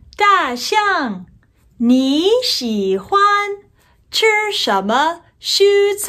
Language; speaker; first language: Chinese; non-native, fluent; English